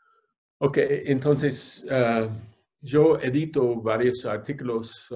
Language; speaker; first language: Spanish; non-native, fluent; English